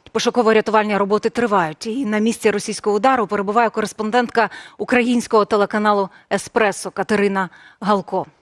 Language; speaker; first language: Ukrainian; native; Ukrainian